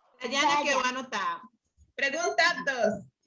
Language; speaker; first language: Spanish; native; Spanish